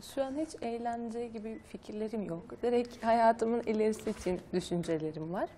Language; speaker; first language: Turkish; native; Turkish